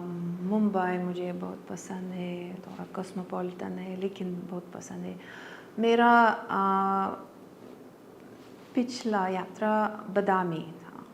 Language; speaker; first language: Hindi; non-native, learner; Lithuanian